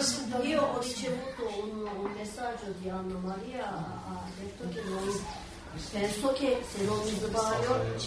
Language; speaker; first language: Italian; non-native, learner; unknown